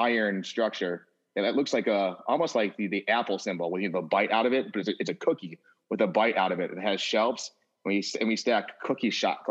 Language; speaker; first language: English; native; English